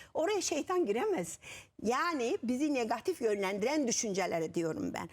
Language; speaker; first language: Turkish; non-native, fluent; Azerbaijani